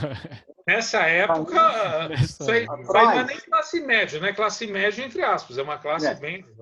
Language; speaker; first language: Portuguese; native; Portuguese